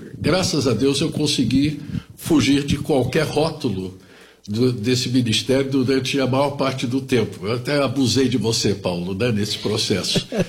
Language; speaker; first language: Portuguese; early bilingual, other home language; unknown